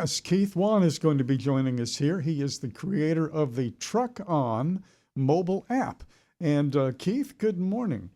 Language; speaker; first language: English; native; English